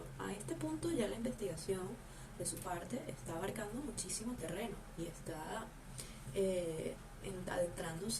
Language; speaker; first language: Spanish; native; Spanish